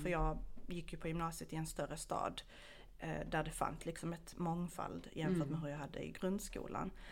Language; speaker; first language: Swedish; early bilingual, other home language; Bosnian